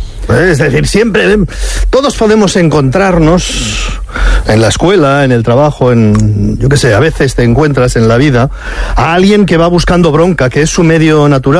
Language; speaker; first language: Spanish; native; Spanish